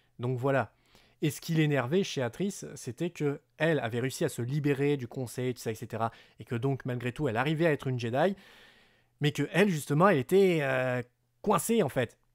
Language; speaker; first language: French; native; French